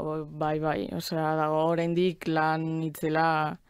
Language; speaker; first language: Basque; non-native, local second language; Spanish